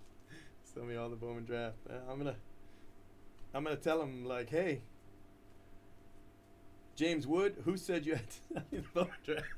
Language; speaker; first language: English; native; English